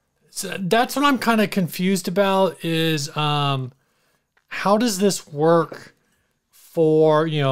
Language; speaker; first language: English; native; English